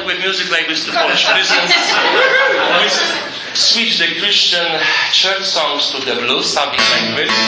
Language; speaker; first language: English; non-native, fluent; Polish